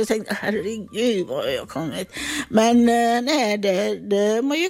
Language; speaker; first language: Swedish; non-native, fluent; Italian